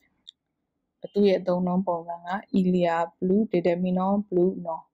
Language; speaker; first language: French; non-native, fluent; Burmese